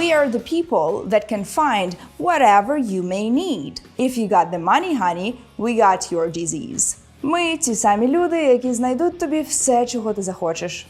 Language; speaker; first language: Ukrainian; non-native, local second language; Russian